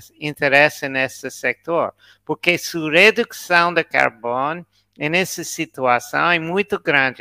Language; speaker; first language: Portuguese; non-native, learner; English